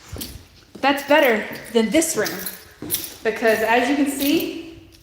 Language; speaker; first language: English; native; English